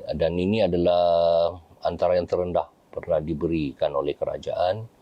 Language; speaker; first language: Malay; native; Malay